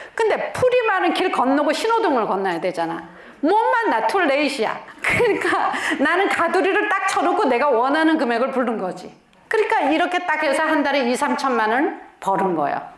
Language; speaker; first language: Korean; native; Korean